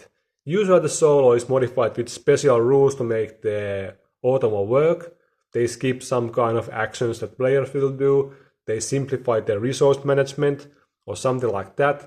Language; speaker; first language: English; non-native, fluent; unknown